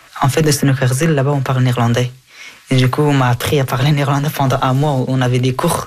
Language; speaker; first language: French; non-native, fluent; Persian